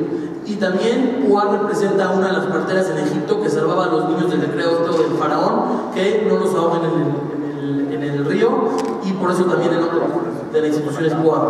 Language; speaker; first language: Spanish; native; Spanish